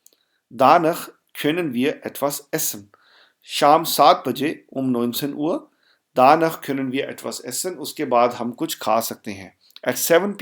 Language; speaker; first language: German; non-native, fluent; Urdu